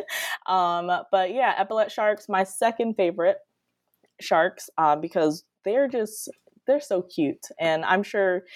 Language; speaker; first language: English; native; English